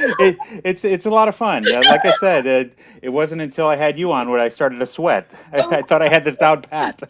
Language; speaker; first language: English; native; English